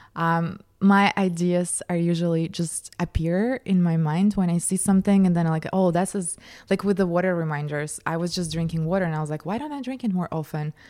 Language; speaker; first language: English; non-native, fluent; Russian